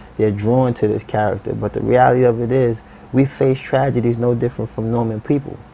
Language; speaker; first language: English; native; English